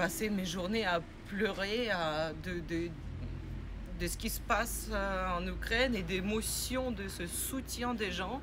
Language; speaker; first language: French; non-native, fluent; Russian